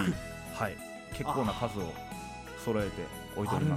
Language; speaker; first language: Japanese; native; Japanese